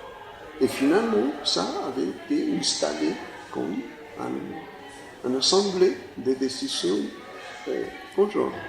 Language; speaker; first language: French; non-native, fluent; Spanish